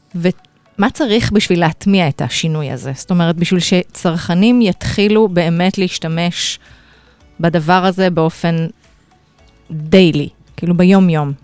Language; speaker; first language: Hebrew; native; Hebrew